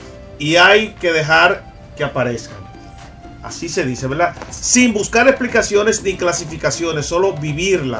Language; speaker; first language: Spanish; native; Spanish